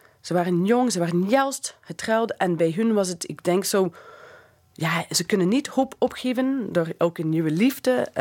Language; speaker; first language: Dutch; non-native, fluent; English